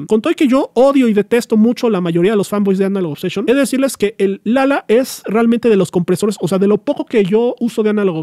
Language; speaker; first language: Spanish; native; Spanish